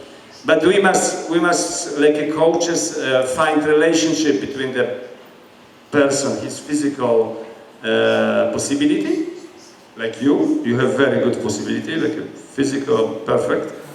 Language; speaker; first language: English; non-native, learner; Polish